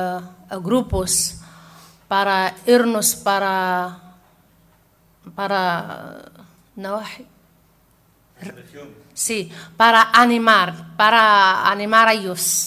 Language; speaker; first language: Spanish; non-native, learner; Arabic